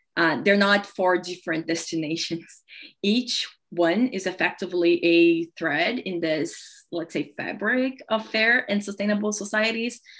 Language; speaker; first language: English; non-native, fluent; Portuguese